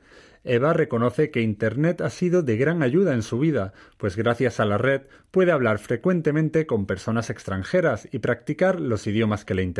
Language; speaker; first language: Spanish; native; Spanish